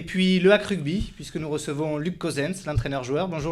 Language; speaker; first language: French; native; French